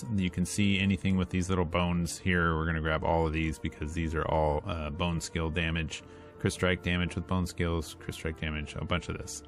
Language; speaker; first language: English; native; English